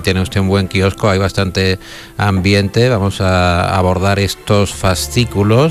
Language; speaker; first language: Spanish; native; Spanish